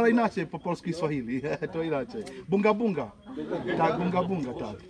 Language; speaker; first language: Polish; non-native, learner; Swahili